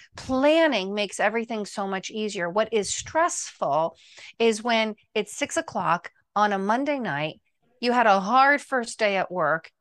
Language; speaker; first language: English; early bilingual, other home language; Italian